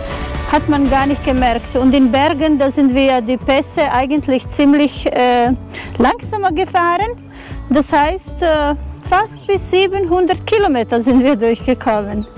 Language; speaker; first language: German; non-native, fluent; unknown